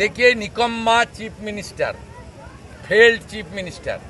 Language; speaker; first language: Hindi; non-native, local second language; Bangla